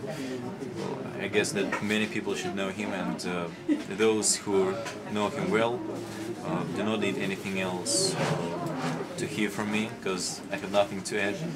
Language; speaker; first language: English; non-native, fluent; Russian